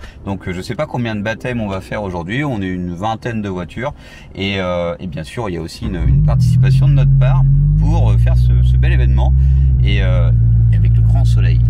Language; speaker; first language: French; native; French